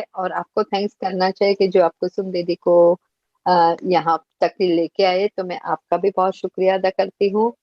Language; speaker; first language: Hindi; non-native, local second language; Gujarati